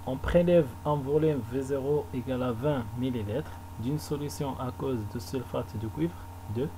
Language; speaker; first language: French; non-native, local second language; Arabic